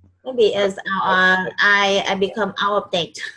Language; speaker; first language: English; non-native, learner; Vietnamese